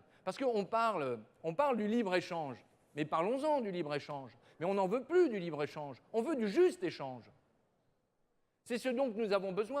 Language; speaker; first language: French; native; French